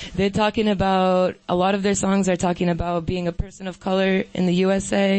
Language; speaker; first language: English; native; English